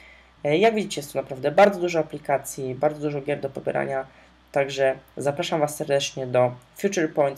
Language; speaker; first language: Polish; native; Polish